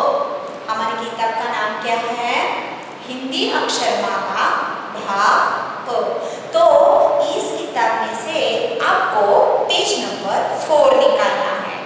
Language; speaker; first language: Hindi; native; Hindi